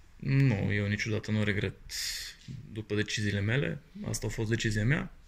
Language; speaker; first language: Romanian; non-native, fluent; Bulgarian